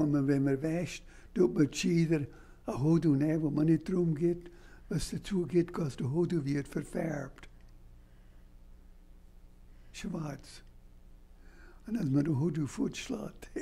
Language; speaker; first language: German; early bilingual, heritage; German